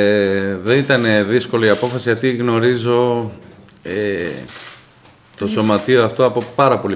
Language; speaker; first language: Greek; non-native, fluent; Spanish